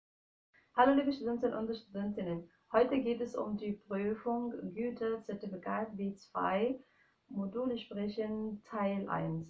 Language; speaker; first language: German; non-native, fluent; Arabic